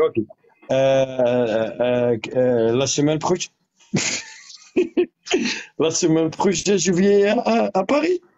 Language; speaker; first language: French; non-native, learner; Arabic